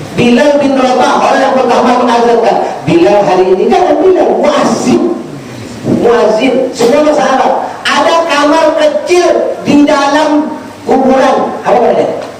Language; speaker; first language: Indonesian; native; Indonesian